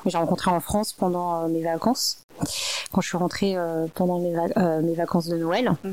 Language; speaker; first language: French; early bilingual, other home language; Min Nan Chinese